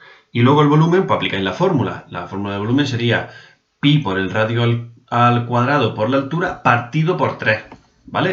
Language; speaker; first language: Spanish; native; Spanish